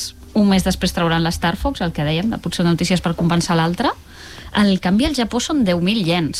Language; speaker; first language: Catalan; native; Catalan